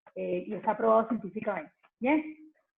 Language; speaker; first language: Spanish; native; Spanish